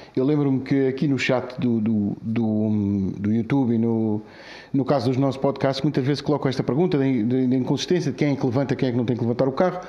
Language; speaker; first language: Portuguese; native; Portuguese